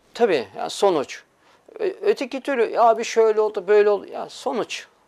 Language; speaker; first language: Turkish; early bilingual, heritage; Turkish